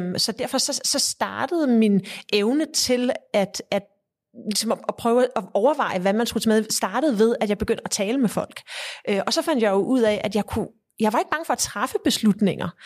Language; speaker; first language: Danish; early bilingual, heritage; Danish